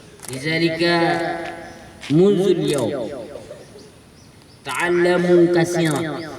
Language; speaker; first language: Arabic; non-native, fluent; Indonesian